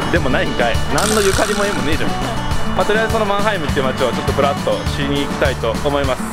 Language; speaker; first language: Japanese; native; Japanese